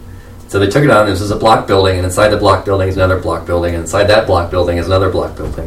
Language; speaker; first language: English; native; English